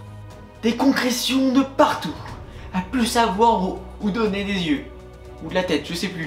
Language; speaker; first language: French; native; French